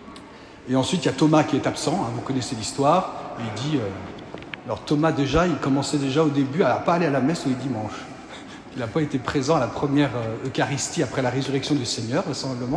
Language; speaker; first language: French; native; French